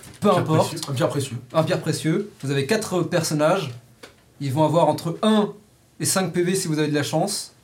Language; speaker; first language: French; native; French